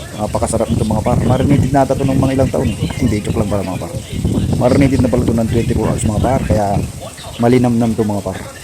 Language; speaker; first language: Filipino; native; Filipino